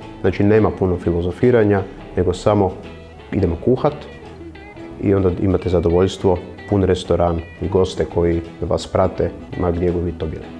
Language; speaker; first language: Croatian; native; Croatian